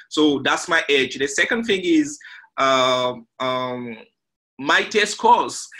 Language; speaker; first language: English; non-native, fluent; French